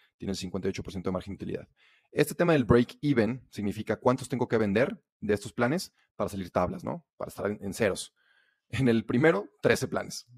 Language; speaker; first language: Spanish; native; Spanish